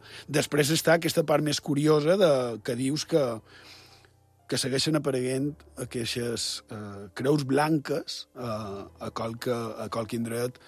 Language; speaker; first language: Catalan; native; Catalan